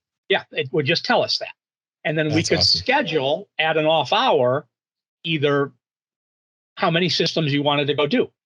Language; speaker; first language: English; native; English